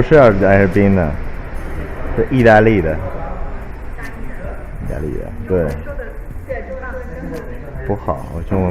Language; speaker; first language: Chinese; non-native, learner; Italian